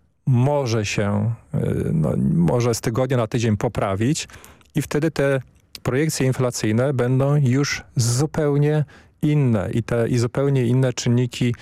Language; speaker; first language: Polish; native; Polish